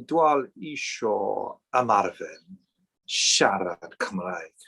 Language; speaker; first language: Welsh; non-native, learner; English